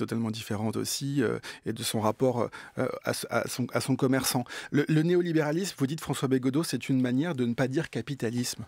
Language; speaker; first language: French; native; French